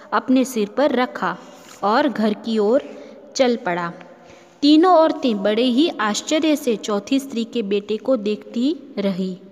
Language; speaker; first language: Hindi; non-native, local second language; Gujarati